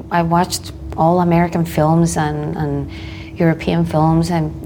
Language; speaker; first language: English; non-native, fluent; Spanish